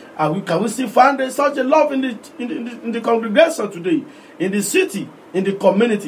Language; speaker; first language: English; non-native, local second language; Yoruba